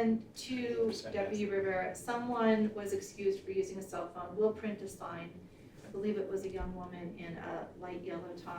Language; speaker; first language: English; native; English